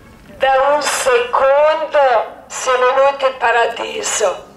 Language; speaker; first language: Italian; non-native, learner; Croatian